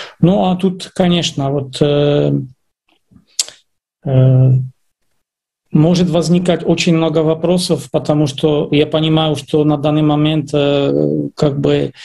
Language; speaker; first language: Russian; non-native, fluent; Czech